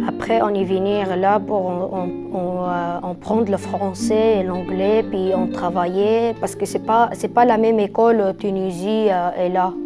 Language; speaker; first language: French; non-native, learner; Arabic